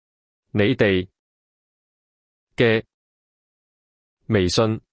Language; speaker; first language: Cantonese; non-native, learner; Chinese